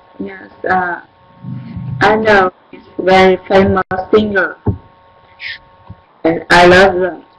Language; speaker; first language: English; non-native, learner; Vietnamese